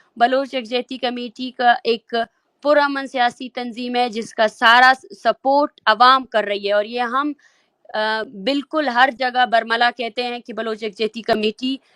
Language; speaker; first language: Urdu; non-native, local second language; Baluchi